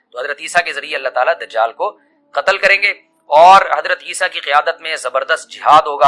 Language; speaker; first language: Urdu; native; Urdu